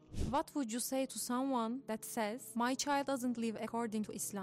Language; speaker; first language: English; non-native, learner; Turkish